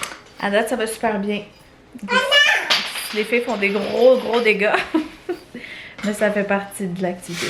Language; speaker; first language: French; native; French